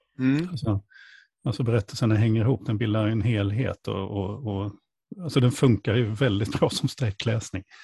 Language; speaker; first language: Swedish; native; Swedish